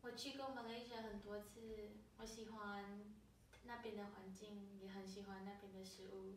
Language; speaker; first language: Chinese; early bilingual, heritage; Chinese